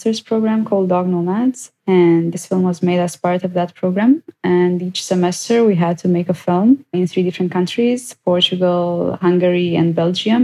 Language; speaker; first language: English; non-native, fluent; Romanian